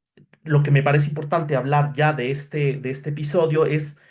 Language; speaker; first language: Spanish; native; Spanish